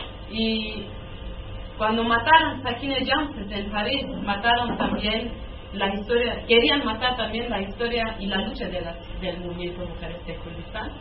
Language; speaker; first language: Spanish; non-native, learner; Kurdish